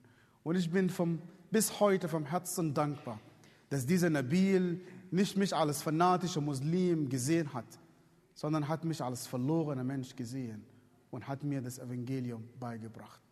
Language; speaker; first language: German; non-native, fluent; Arabic